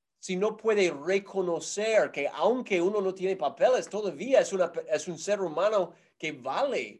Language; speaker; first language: Spanish; non-native, fluent; English